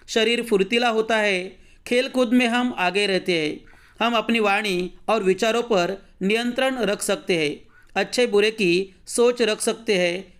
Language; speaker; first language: Hindi; non-native, local second language; Marathi